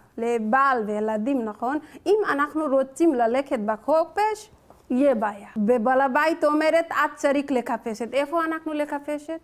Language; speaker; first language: Hebrew; non-native, learner; Nepali